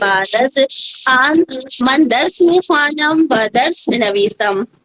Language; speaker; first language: Persian; non-native, learner; Urdu